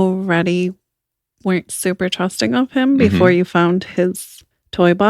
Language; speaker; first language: English; native; English